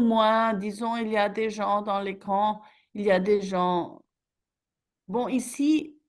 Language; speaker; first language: French; non-native, fluent; German